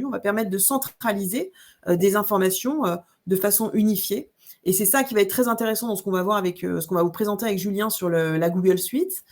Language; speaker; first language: French; native; French